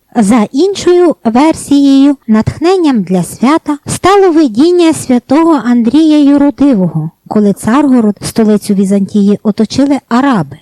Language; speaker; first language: Ukrainian; native; Ukrainian